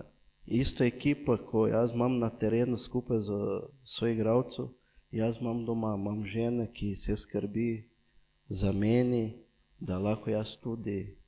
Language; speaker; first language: Slovenian; non-native, fluent; Portuguese